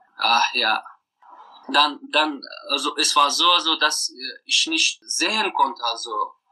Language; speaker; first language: German; non-native, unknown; Persian